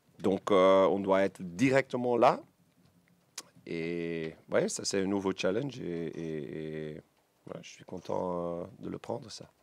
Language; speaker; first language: French; non-native, learner; Dutch